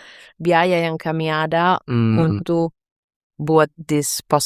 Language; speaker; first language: Indonesian; non-native, fluent; Italian